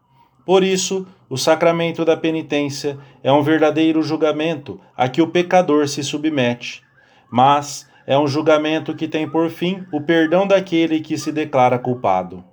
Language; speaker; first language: Portuguese; native; Portuguese